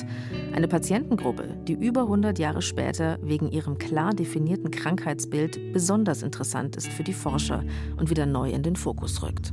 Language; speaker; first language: German; native; German